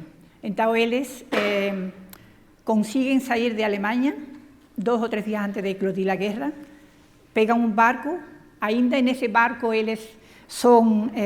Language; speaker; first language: Portuguese; non-native, fluent; Spanish